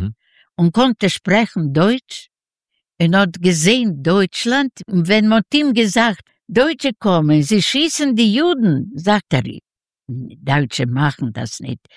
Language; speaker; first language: German; non-native, learner; Russian